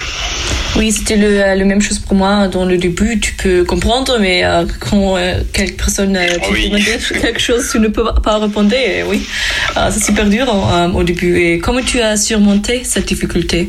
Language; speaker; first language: French; non-native, learner; German